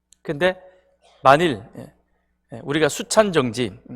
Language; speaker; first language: Korean; native; Korean